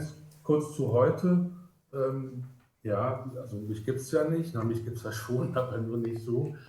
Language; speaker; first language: German; native; German